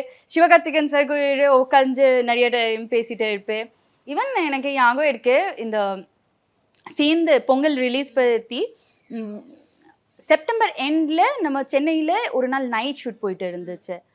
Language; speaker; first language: Tamil; non-native, local second language; Bangla